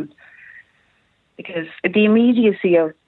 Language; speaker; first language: English; native; English